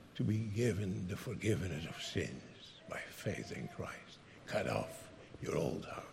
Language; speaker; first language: English; non-native, fluent; Dutch